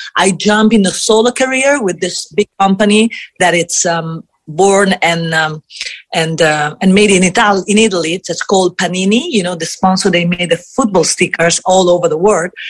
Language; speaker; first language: English; non-native, fluent; Italian